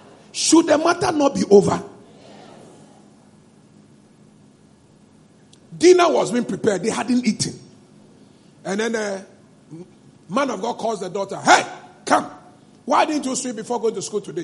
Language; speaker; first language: English; non-native, local second language; Ewe